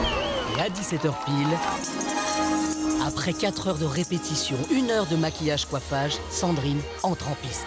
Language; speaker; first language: French; native; French